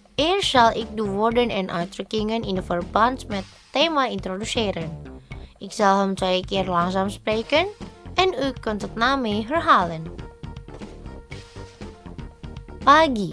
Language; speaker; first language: Dutch; non-native, fluent; Indonesian